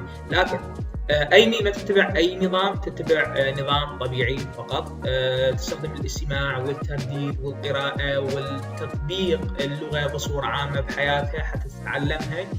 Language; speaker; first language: Arabic; native; Arabic